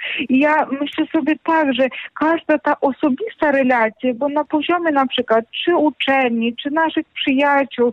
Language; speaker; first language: Polish; non-native, fluent; Ukrainian